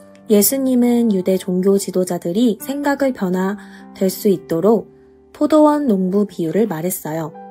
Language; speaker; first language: Korean; native; Korean